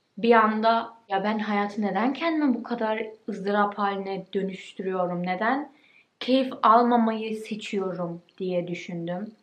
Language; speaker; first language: Turkish; early bilingual, heritage; Turkish